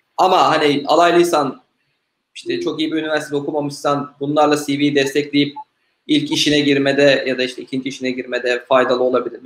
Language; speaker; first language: Turkish; native; Turkish